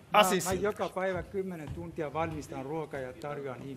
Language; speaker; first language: Finnish; non-native, fluent; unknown